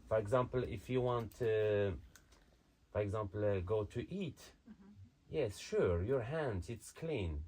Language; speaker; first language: English; non-native, learner; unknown